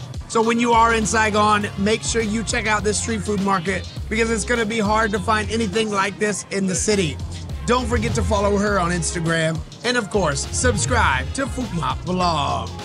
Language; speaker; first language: English; native; English